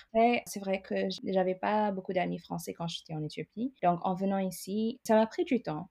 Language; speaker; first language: French; non-native, fluent; Amharic